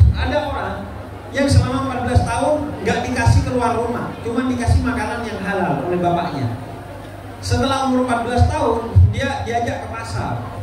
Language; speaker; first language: Indonesian; non-native, local second language; Madurese